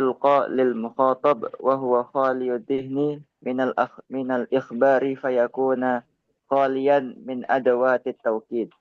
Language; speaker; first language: Arabic; non-native, learner; Indonesian